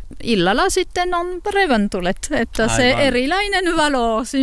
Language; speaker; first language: Finnish; non-native, learner; French